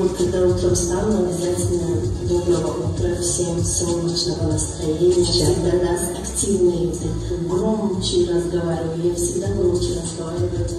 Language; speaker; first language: Russian; non-native, learner; Tajik